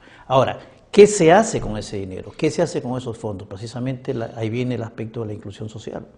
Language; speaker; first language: Spanish; native; Spanish